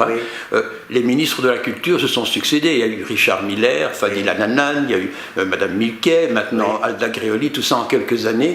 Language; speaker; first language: French; native; French